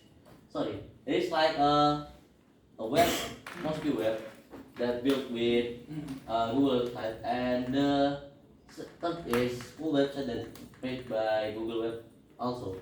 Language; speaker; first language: English; non-native, learner; Indonesian